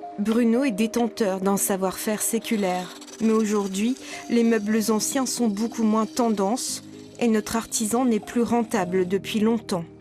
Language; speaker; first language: French; native; French